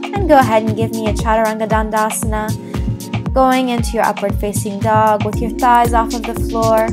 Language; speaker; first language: English; native; English